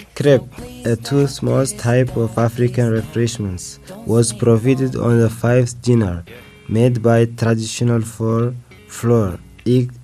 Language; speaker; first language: English; non-native, fluent; Arabic